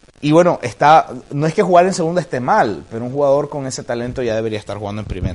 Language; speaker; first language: Spanish; native; Spanish